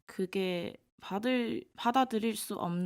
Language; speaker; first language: Korean; non-native, fluent; Cantonese